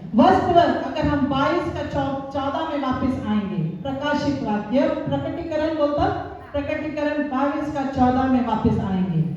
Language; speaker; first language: Hindi; native; Hindi